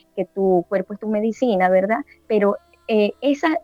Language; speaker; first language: Spanish; native; Spanish